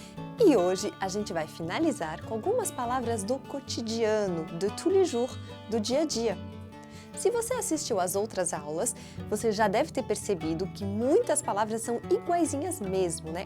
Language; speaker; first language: Portuguese; non-native, fluent; French